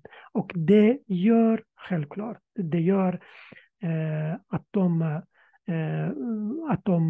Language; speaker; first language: Swedish; non-native, fluent; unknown